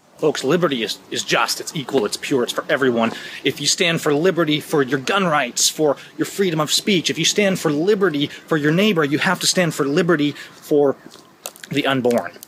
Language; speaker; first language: English; native; English